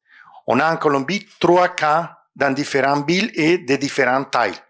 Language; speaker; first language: French; non-native, fluent; Spanish